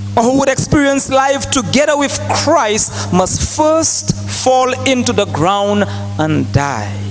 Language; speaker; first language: English; non-native, local second language; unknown